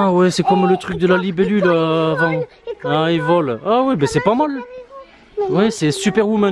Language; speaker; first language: French; native; French